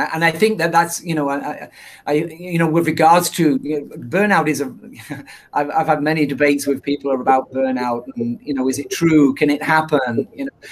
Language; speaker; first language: English; native; English